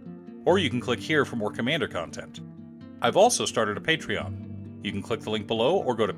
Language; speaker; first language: English; native; English